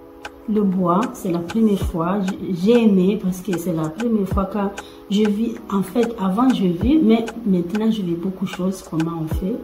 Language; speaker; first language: French; non-native, learner; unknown